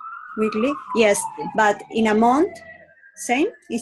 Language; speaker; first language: English; non-native, learner; Spanish